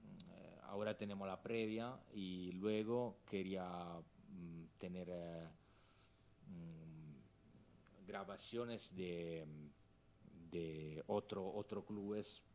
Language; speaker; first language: Spanish; non-native, fluent; Italian